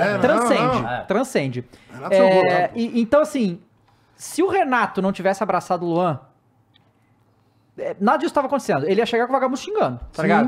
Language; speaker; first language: Portuguese; native; Portuguese